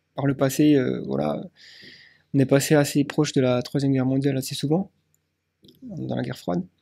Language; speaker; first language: French; native; French